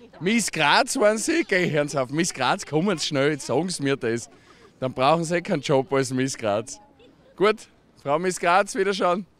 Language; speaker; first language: German; native; German